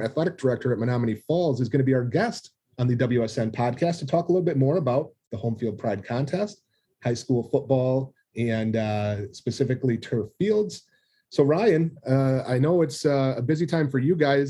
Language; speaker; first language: English; native; English